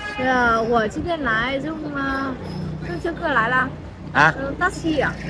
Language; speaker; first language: Chinese; non-native, learner; Vietnamese